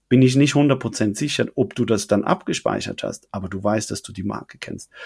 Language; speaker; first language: German; native; German